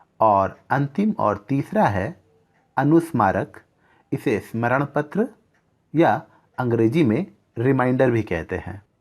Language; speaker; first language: Hindi; native; Hindi